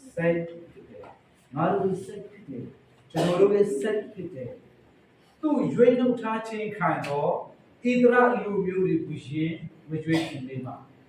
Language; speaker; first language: Burmese; non-native, local second language; Hakha Chin